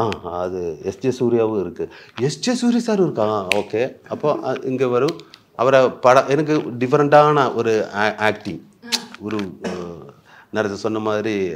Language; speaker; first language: Tamil; non-native, learner; Malayalam